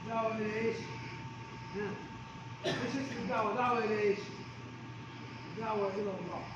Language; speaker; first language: Arabic; non-native, learner; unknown